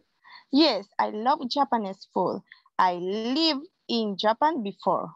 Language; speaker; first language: English; non-native, learner; Spanish